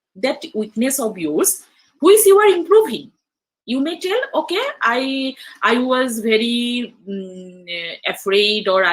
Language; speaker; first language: English; non-native, local second language; Assamese